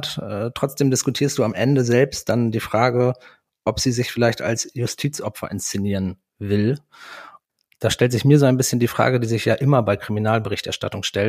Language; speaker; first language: German; native; German